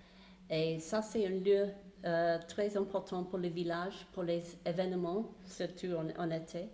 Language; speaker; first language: French; non-native, fluent; English